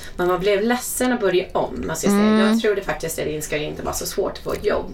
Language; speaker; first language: Swedish; non-native, fluent; English